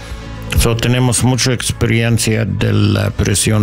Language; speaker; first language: Spanish; non-native, learner; English